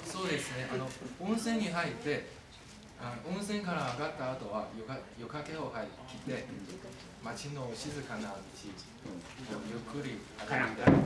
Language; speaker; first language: Japanese; non-native, fluent; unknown